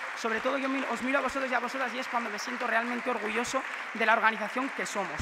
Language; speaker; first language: Spanish; native; Spanish